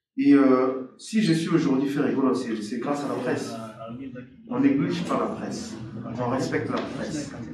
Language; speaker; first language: French; non-native, local second language; Lingala